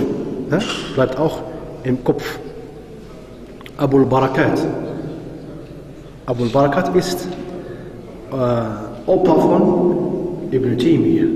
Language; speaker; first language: German; non-native, fluent; Arabic